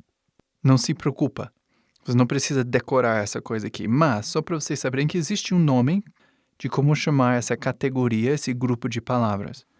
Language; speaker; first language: Portuguese; non-native, fluent; English